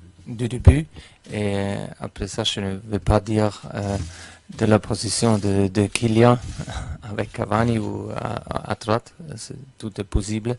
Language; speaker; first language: French; non-native, fluent; German